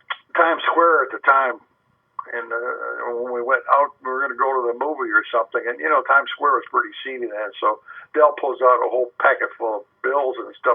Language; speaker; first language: English; native; English